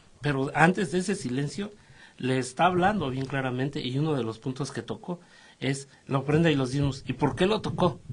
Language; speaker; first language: Spanish; native; Spanish